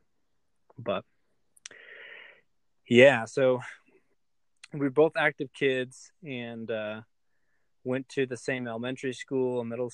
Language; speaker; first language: English; native; English